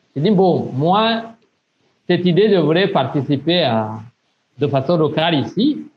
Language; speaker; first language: French; non-native, local second language; Rundi